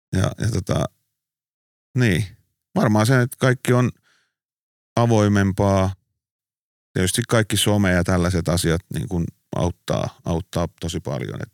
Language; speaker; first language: Finnish; native; Finnish